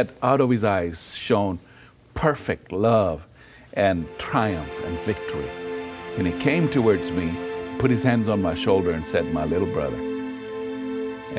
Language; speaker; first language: English; non-native, local second language; Gujarati